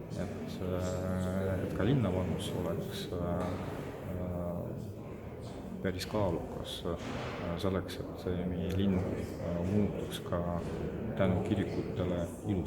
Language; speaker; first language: Estonian; non-native, local second language; Russian